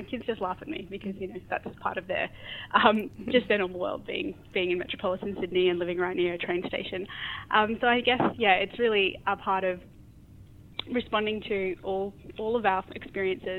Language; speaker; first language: English; native; English